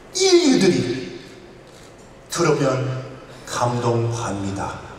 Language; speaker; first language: Korean; early bilingual, heritage; Korean